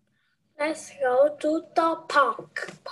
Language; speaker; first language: English; non-native, learner; Vietnamese